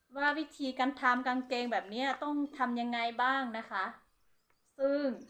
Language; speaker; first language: Thai; non-native, local second language; Hmong